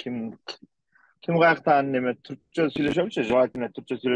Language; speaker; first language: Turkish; non-native, learner; Kyrgyz